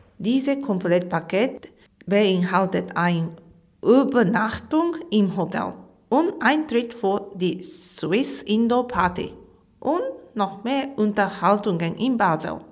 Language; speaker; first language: German; non-native, learner; Japanese